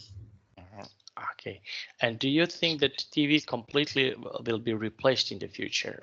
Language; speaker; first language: English; non-native, fluent; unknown